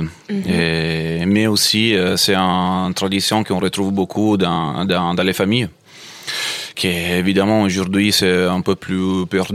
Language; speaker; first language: French; non-native, fluent; Italian